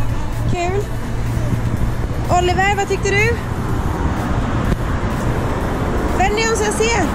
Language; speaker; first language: Swedish; native; Swedish